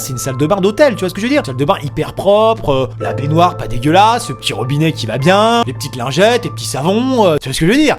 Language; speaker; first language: French; native; French